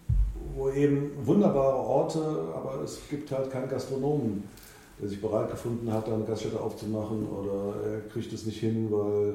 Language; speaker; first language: German; native; German